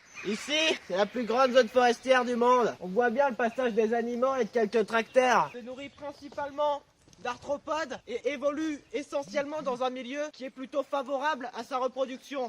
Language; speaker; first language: French; native; French